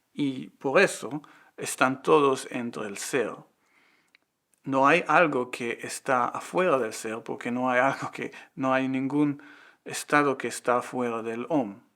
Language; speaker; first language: Spanish; non-native, fluent; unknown